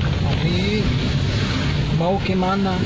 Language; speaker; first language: Indonesian; non-native, learner; French